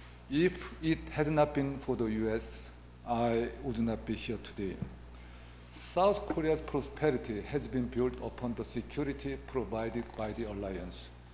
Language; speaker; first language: English; non-native, fluent; Korean